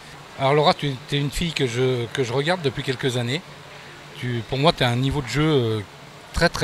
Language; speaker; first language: French; native; French